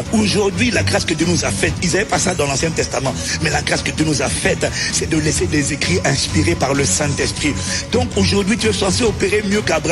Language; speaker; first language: French; native; French